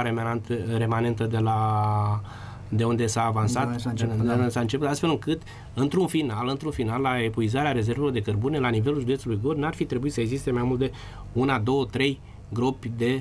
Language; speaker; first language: Romanian; native; Romanian